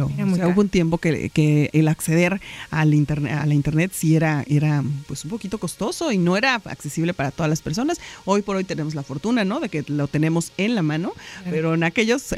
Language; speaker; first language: Spanish; native; Spanish